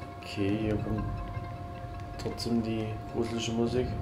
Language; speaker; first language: German; native; German